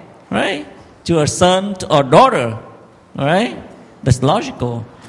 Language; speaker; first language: English; non-native, fluent; Vietnamese